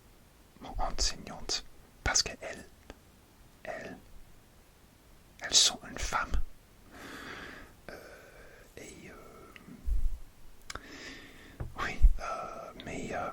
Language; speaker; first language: French; non-native, learner; English